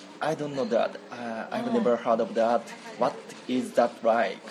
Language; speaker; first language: English; non-native, learner; Japanese